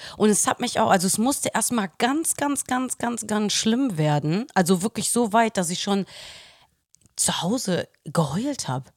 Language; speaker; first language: German; early bilingual, other home language; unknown